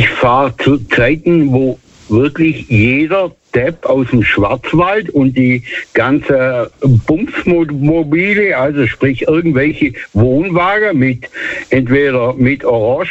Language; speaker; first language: German; native; German